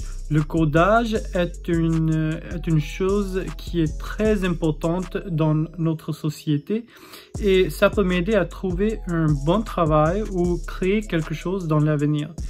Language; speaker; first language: French; non-native, fluent; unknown